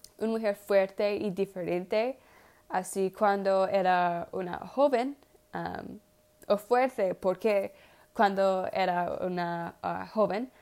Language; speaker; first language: Spanish; non-native, learner; English